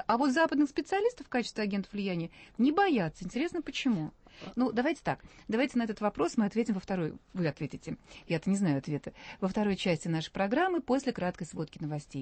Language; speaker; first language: Russian; native; Russian